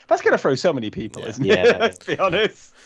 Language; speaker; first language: English; native; English